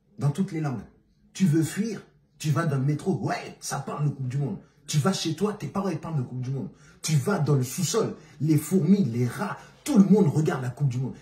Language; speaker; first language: French; non-native, local second language; Bambara